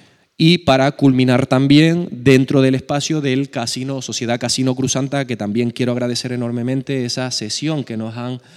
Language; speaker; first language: Spanish; native; Spanish